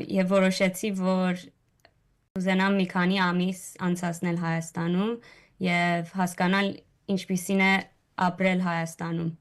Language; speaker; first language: Armenian; early bilingual, heritage; Armenian